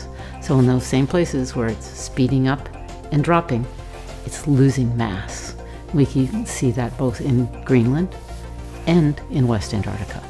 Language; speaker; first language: English; native; English